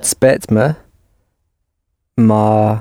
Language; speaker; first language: Dutch; non-native, learner; English